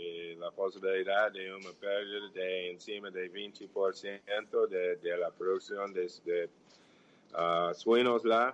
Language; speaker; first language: Portuguese; non-native, fluent; English